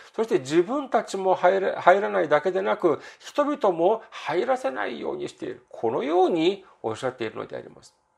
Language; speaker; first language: Japanese; non-native, fluent; Korean